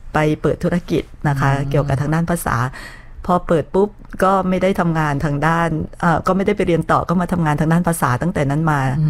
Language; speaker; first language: Thai; native; Thai